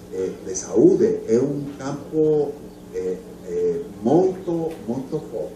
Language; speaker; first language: Portuguese; non-native, learner; Spanish